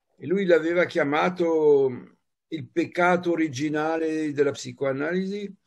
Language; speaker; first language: Italian; non-native, fluent; French